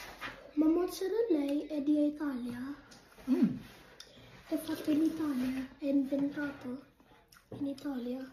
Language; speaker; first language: Italian; early bilingual, other home language; Filipino